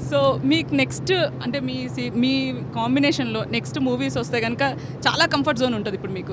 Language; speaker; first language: Telugu; native; Telugu